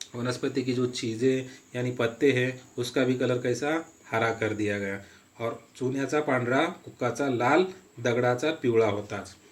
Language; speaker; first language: Hindi; non-native, local second language; Marathi